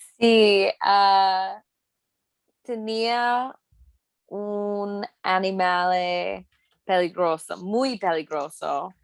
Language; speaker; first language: Spanish; non-native, learner; English